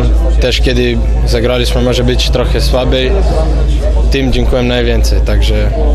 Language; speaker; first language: Polish; non-native, learner; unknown